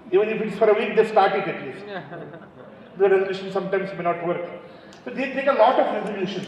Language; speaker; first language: English; non-native, local second language; Kannada